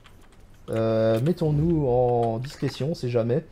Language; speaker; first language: French; native; French